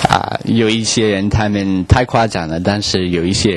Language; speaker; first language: Chinese; non-native, learner; English